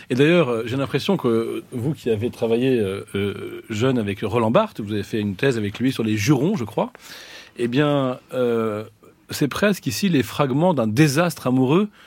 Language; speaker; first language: French; native; French